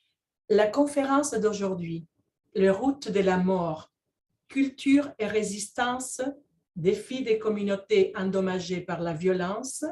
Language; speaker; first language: French; non-native, fluent; Spanish